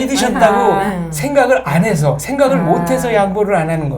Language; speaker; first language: Korean; native; Korean